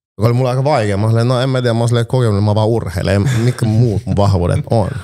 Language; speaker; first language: Finnish; early bilingual, other home language; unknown